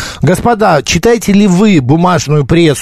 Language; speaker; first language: Russian; native; Russian